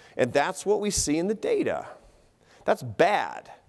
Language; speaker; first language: English; native; English